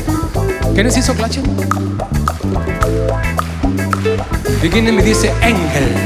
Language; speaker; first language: German; non-native, learner; Spanish